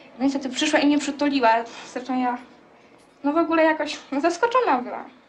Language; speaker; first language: Polish; native; Polish